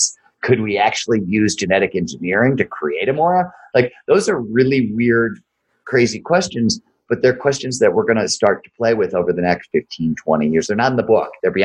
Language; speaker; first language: English; native; English